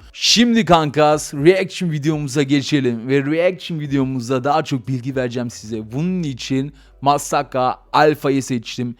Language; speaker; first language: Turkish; early bilingual, heritage; Turkish